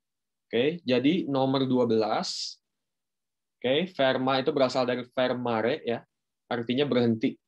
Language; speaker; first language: Indonesian; native; Indonesian